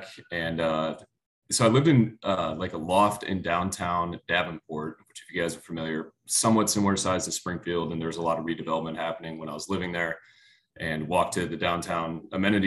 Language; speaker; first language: English; native; English